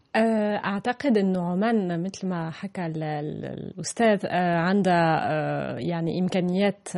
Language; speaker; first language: Arabic; non-native, fluent; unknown